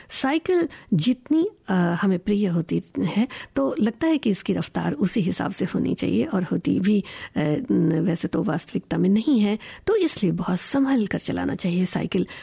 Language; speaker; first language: Hindi; native; Hindi